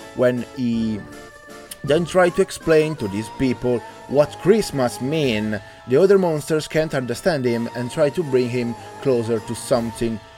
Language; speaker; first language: English; non-native, learner; Italian